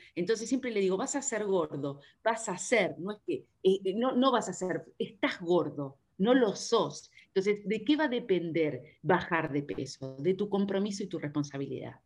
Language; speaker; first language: Spanish; native; Spanish